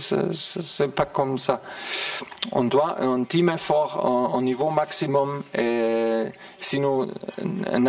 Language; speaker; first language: French; non-native, fluent; German